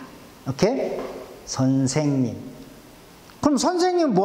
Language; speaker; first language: Korean; non-native, fluent; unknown